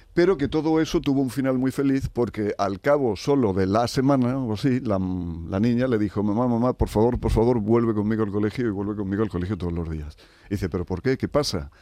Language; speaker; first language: Spanish; native; Spanish